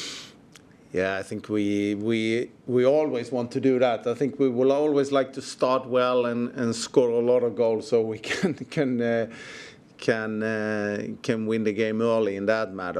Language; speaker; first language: English; non-native, fluent; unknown